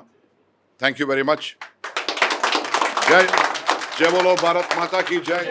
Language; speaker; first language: Telugu; native; Telugu